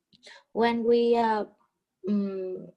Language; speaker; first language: English; non-native, learner; Vietnamese